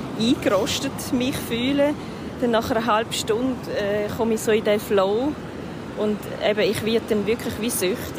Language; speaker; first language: German; native; German